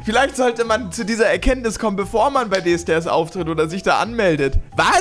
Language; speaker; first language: German; native; German